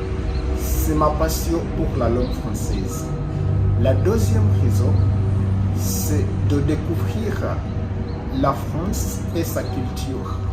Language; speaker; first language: French; non-native, fluent; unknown